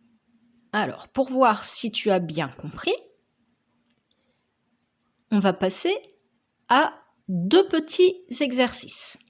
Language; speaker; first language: French; native; French